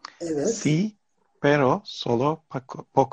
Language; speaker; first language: Spanish; non-native, learner; Turkish